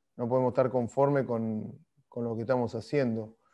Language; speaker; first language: Spanish; native; Spanish